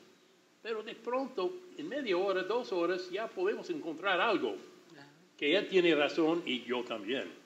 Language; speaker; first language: Spanish; non-native, fluent; English